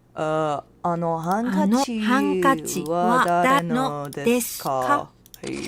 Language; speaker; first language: Japanese; non-native, learner; English